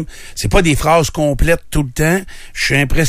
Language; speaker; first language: French; native; French